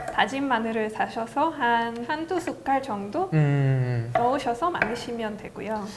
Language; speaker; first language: Korean; non-native, fluent; Hungarian